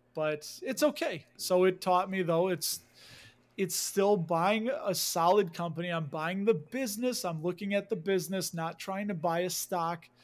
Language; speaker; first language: English; native; English